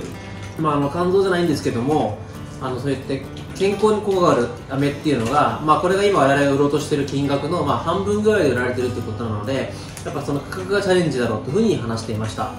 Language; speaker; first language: Japanese; native; Japanese